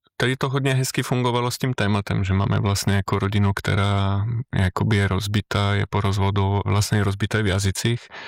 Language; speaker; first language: Czech; non-native, fluent; Slovenian